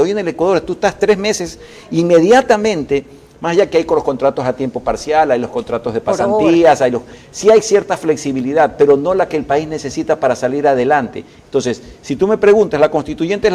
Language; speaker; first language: Spanish; native; Spanish